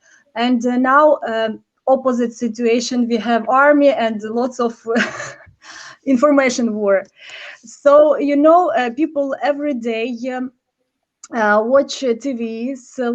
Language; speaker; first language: English; non-native, learner; Ukrainian